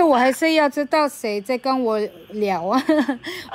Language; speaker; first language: Chinese; non-native, fluent; Filipino